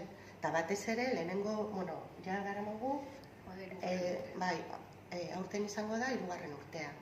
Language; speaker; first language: Basque; non-native, local second language; Spanish